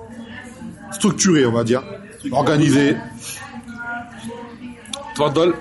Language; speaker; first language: French; native; French